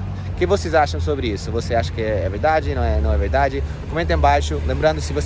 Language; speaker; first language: Portuguese; non-native, fluent; English